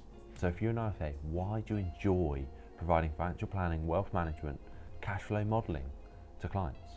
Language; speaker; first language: English; native; English